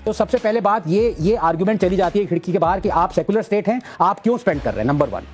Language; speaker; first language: Hindi; non-native, local second language; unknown